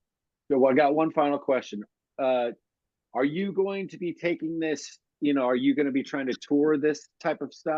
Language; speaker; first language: English; native; English